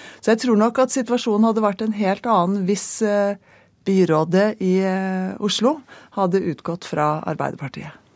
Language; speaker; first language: Norwegian; native; Norwegian